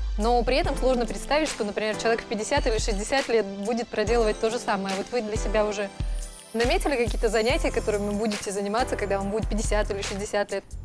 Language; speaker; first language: Russian; native; Russian